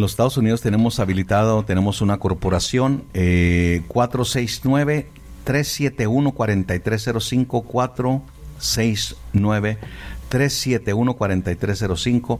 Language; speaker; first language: Spanish; native; Spanish